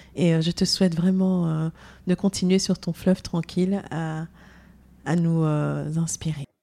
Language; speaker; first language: French; native; French